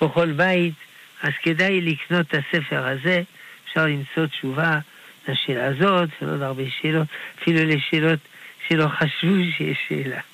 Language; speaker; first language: Hebrew; non-native, fluent; French